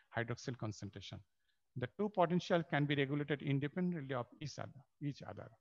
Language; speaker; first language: English; non-native, local second language; Bangla